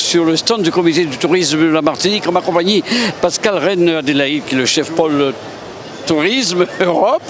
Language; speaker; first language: French; native; French